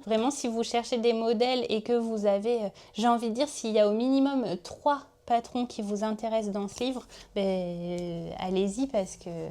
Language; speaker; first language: French; native; French